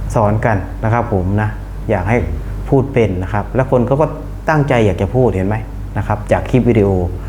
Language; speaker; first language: Thai; non-native, fluent; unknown